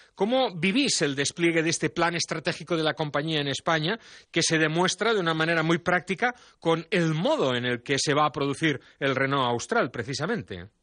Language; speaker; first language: Spanish; non-native, local second language; Catalan